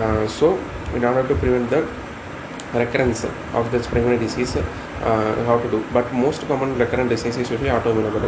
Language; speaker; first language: English; non-native, local second language; Tamil